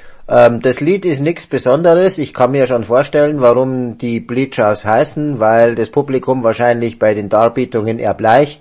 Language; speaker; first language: German; native; German